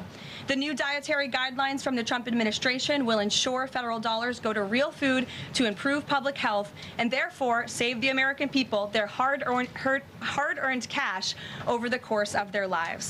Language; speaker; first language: English; native; English